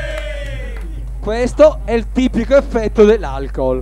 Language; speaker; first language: Italian; native; Italian